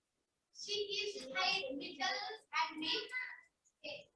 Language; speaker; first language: English; non-native, learner; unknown